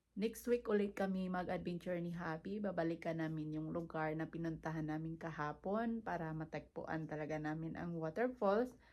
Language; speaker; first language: Filipino; non-native, local second language; Cebuano